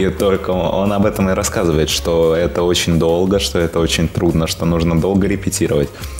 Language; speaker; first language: Russian; native; Russian